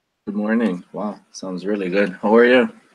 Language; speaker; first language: English; non-native, fluent; Spanish